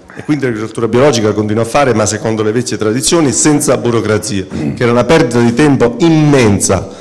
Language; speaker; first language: Italian; native; Italian